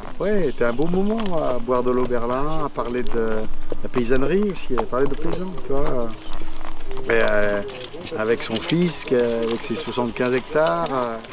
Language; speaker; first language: French; native; French